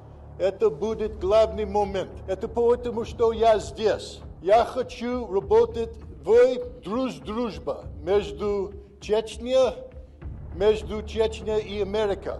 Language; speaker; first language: Russian; non-native, learner; English